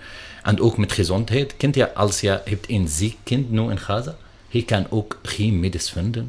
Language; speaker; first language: Dutch; non-native, learner; Arabic